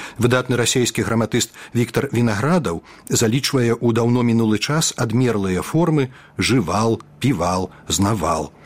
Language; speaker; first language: Belarusian; native; Belarusian